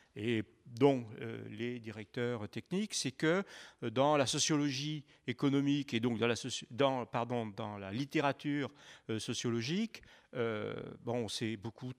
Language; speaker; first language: French; native; French